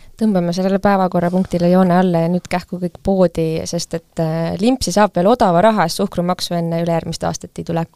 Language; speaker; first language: Estonian; native; Estonian